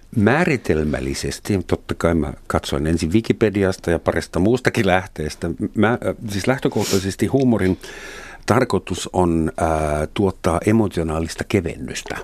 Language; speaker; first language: Finnish; non-native, fluent; German